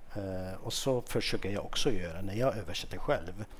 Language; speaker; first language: Swedish; non-native, fluent; Kurdish